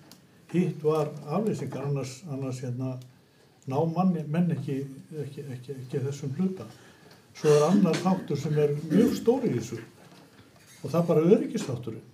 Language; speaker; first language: Icelandic; native; Icelandic